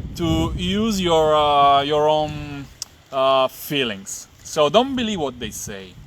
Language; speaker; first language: English; non-native, fluent; Italian